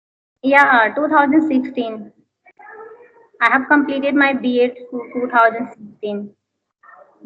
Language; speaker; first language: English; non-native, learner; Hindi